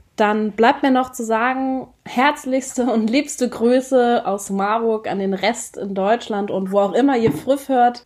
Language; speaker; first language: German; native; German